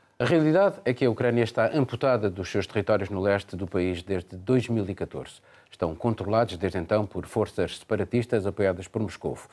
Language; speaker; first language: Portuguese; native; Portuguese